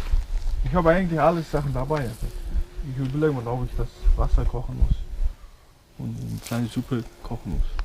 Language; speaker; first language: German; non-native, learner; Mongolian